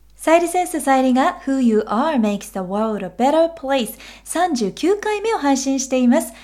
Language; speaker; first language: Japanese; native; Japanese